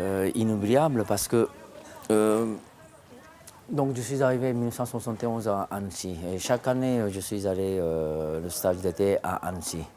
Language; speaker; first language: French; non-native, fluent; Japanese